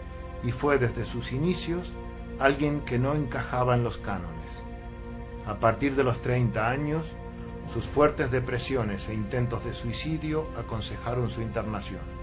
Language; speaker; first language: Spanish; native; Spanish